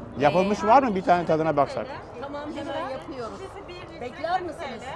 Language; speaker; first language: Turkish; native; Turkish